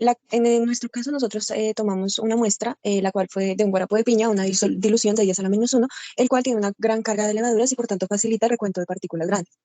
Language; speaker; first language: Spanish; native; Spanish